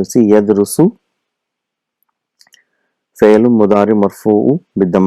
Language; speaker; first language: Arabic; non-native, fluent; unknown